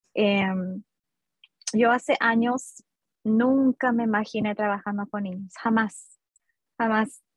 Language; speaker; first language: Spanish; early bilingual, heritage; Spanish